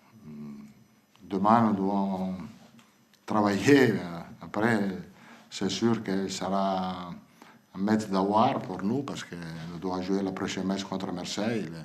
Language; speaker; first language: French; non-native, fluent; Italian